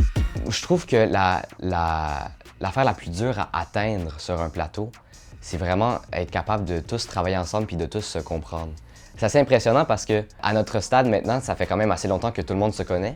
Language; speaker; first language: French; native; French